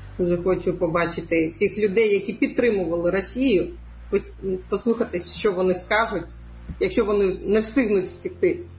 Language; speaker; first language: Ukrainian; non-native, local second language; Crimean Tatar